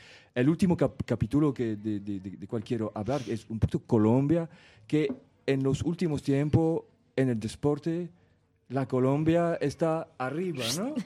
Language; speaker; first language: Spanish; non-native, fluent; French